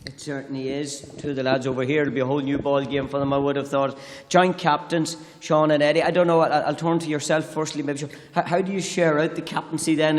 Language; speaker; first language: English; native; English